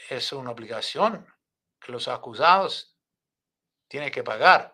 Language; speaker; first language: Spanish; non-native, fluent; English